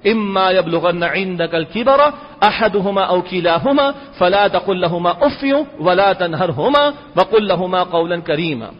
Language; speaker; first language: Urdu; native; Urdu